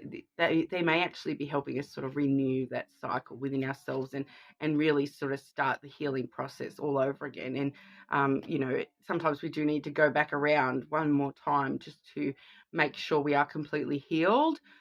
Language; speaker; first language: English; native; English